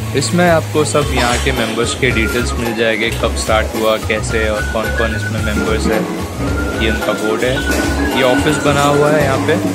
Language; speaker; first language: Hindi; non-native, local second language; Bangla